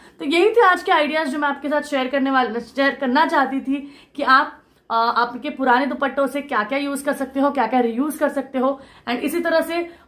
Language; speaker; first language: Hindi; non-native, local second language; Marathi